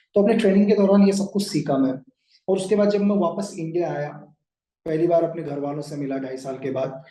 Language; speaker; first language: Hindi; native; Hindi